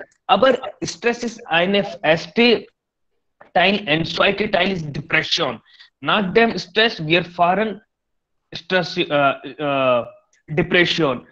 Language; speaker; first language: German; non-native, learner; Hindi